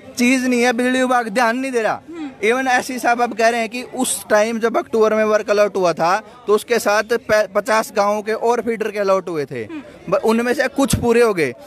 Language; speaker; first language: Hindi; native; Hindi